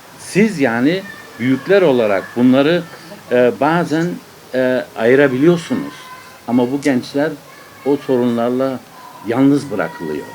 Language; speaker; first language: Turkish; native; Turkish